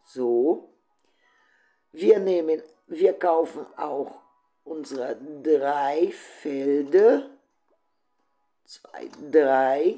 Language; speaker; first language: German; non-native, fluent; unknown